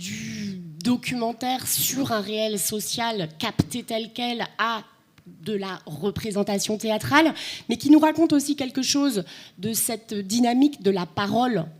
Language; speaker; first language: French; native; French